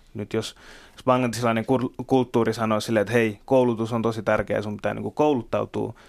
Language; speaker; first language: Finnish; early bilingual, other home language; Bangla